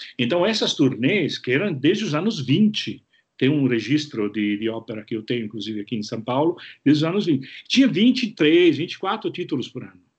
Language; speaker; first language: Portuguese; non-native, fluent; Italian